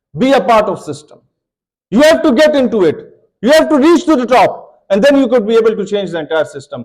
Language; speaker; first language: English; non-native, local second language; Urdu